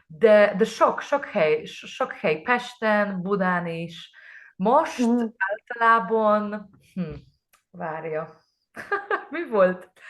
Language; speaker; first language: Hungarian; non-native, learner; Polish